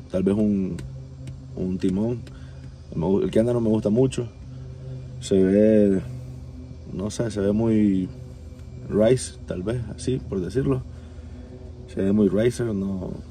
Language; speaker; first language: Spanish; native; Spanish